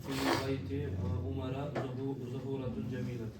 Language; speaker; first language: Arabic; non-native, learner; Urdu